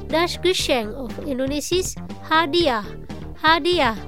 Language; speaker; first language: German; non-native, fluent; Indonesian